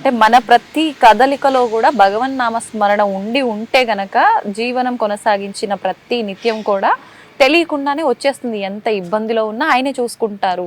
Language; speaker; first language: Telugu; native; Telugu